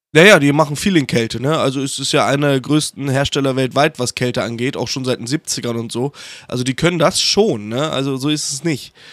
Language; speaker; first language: German; native; German